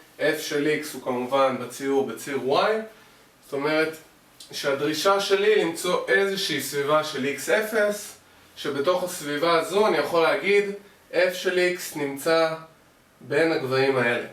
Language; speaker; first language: Hebrew; native; Hebrew